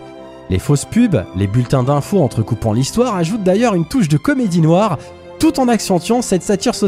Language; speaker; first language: French; native; French